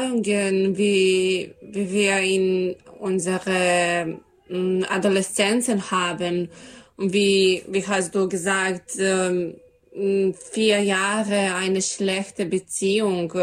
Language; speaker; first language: German; non-native, learner; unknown